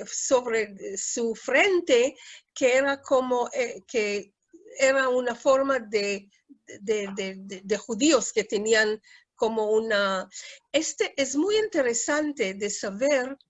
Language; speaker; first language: Spanish; non-native, fluent; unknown